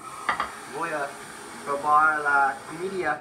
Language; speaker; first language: Spanish; non-native, learner; English